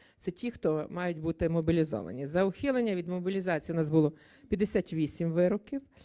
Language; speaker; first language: Ukrainian; native; Ukrainian